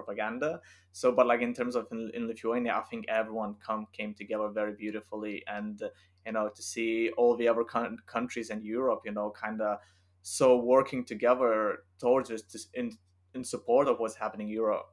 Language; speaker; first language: English; non-native, fluent; Lithuanian